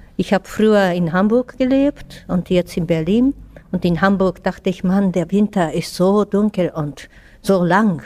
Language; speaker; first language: German; non-native, fluent; Japanese